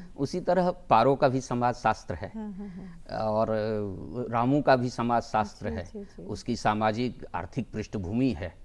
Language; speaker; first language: Hindi; non-native, local second language; Maithili